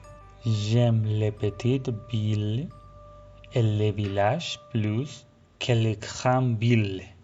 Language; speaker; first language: French; non-native, fluent; Spanish